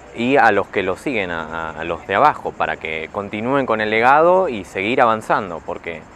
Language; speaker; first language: Spanish; native; Spanish